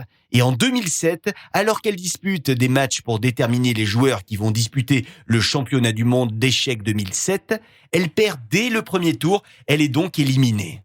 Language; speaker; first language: French; native; French